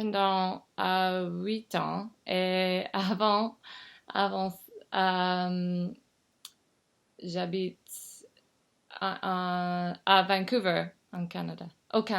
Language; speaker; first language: French; non-native, learner; English